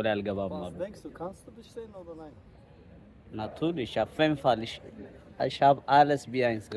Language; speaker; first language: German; non-native, learner; Amharic